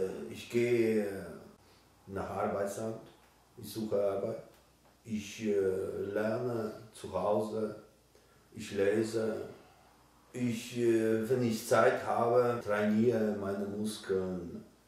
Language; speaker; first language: German; non-native, learner; Polish